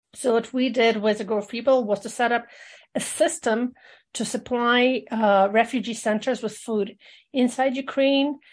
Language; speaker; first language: English; early bilingual, other home language; Russian